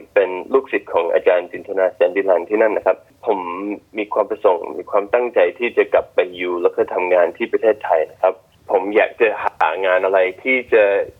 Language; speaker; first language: Thai; non-native, fluent; English